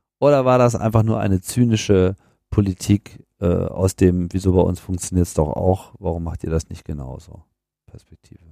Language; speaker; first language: German; native; German